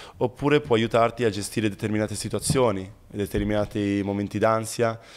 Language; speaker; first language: Italian; native; Italian